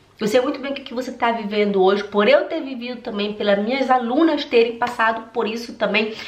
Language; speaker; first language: Portuguese; native; Portuguese